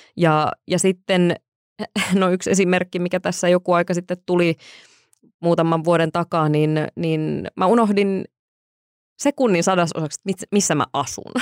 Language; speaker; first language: Finnish; native; Finnish